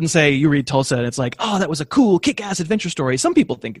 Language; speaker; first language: English; native; English